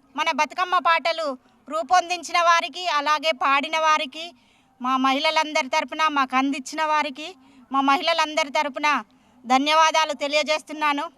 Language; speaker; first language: Telugu; native; Telugu